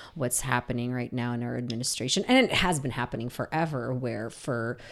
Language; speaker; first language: English; early bilingual, other home language; Russian